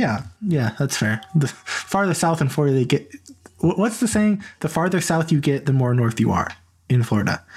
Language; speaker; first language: English; native; English